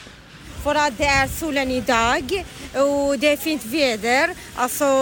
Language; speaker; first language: Swedish; non-native, learner; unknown